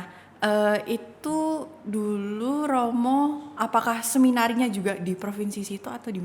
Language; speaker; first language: Indonesian; native; Indonesian